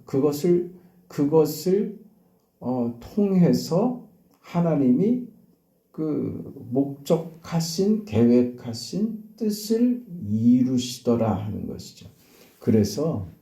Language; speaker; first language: Korean; native; Korean